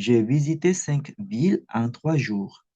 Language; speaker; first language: French; non-native, fluent; Indonesian